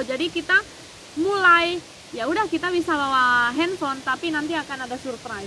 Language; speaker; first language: Indonesian; non-native, fluent; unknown